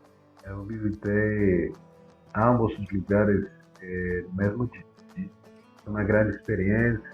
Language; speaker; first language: Portuguese; non-native, fluent; Spanish